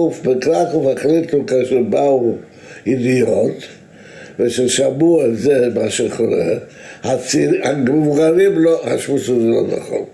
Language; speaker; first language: Hebrew; non-native, fluent; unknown